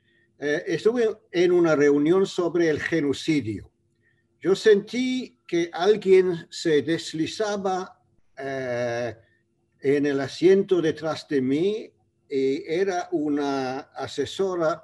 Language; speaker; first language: Spanish; non-native, fluent; English